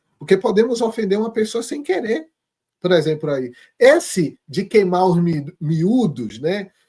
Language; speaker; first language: Portuguese; native; Portuguese